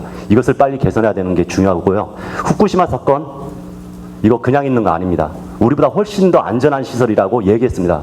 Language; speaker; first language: Korean; native; Korean